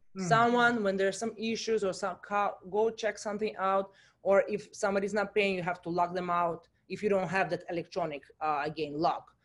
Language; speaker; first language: English; non-native, fluent; Russian